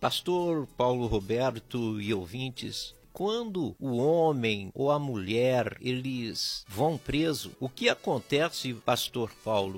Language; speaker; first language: Portuguese; native; Portuguese